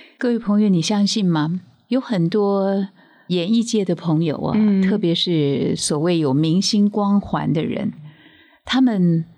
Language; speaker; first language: Chinese; native; Chinese